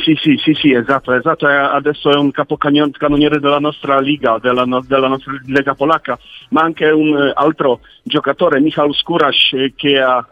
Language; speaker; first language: Italian; non-native, learner; Polish